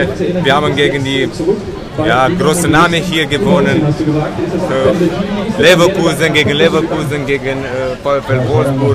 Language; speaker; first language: German; non-native, fluent; Romanian